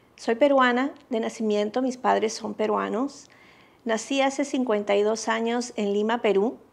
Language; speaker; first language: Spanish; native; Spanish